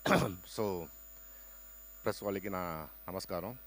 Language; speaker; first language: Telugu; non-native, local second language; Tamil